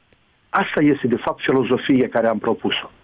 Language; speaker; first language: Romanian; native; Romanian